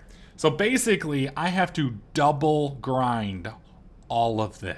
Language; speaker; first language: English; native; English